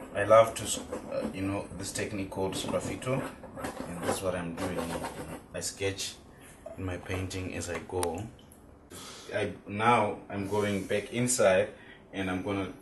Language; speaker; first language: English; non-native, local second language; Shona